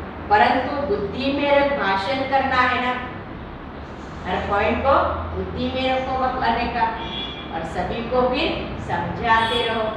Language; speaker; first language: Hindi; non-native, local second language; Marathi